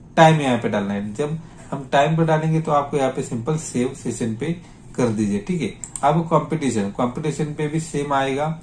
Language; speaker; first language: Hindi; non-native, local second language; Marathi